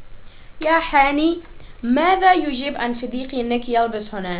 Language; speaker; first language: Arabic; non-native, learner; English